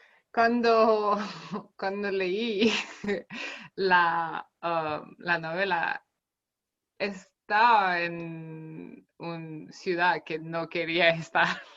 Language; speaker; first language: Spanish; non-native, fluent; Romanian